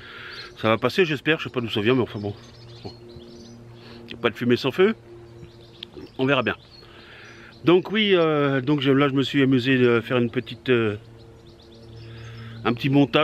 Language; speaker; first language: French; native; French